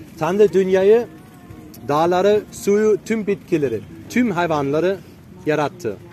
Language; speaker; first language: Turkish; non-native, fluent; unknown